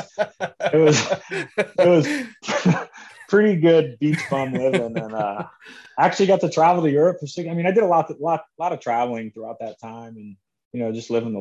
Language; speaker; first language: English; native; English